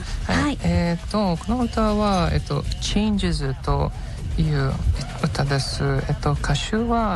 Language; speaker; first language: Japanese; non-native, learner; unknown